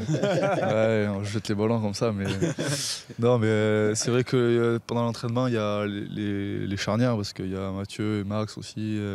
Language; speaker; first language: French; native; French